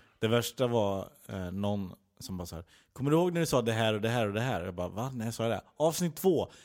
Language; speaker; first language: Swedish; native; Swedish